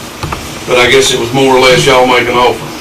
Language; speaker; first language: English; native; English